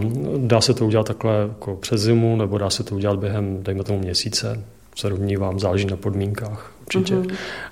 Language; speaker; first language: Czech; native; Czech